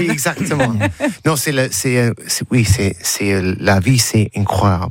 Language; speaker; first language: French; non-native, learner; English